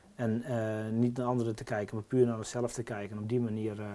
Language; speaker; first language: Dutch; native; Dutch